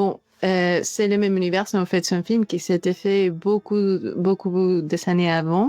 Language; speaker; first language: French; non-native, fluent; Spanish